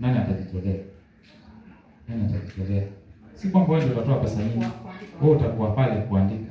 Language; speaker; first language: Swahili; native; Swahili